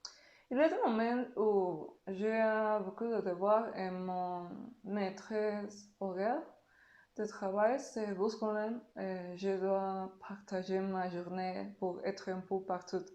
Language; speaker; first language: French; non-native, learner; Spanish